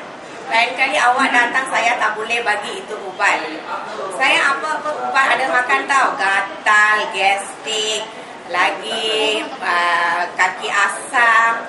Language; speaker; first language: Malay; non-native, local second language; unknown